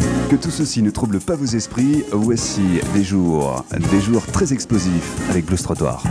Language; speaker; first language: French; native; French